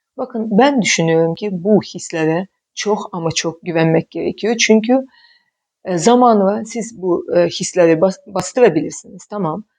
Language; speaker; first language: Turkish; non-native, fluent; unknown